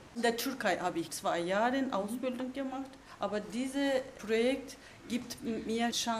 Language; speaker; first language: German; non-native, learner; Turkish